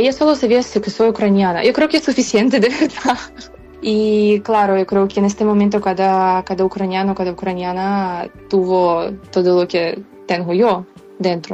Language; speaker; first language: Spanish; non-native, fluent; Ukrainian